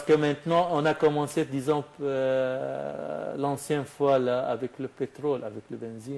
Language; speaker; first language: French; non-native, fluent; Arabic